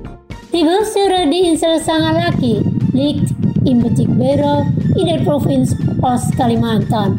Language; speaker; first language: German; non-native, fluent; Indonesian